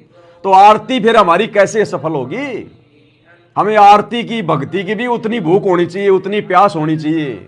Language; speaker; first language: Hindi; native; Hindi